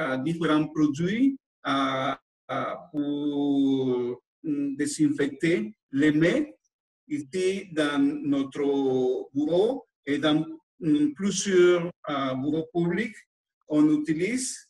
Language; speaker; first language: French; non-native, fluent; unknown